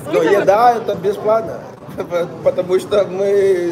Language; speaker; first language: Russian; non-native, learner; Portuguese